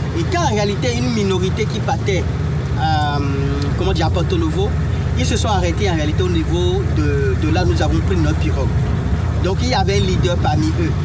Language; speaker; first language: French; non-native, local second language; Fon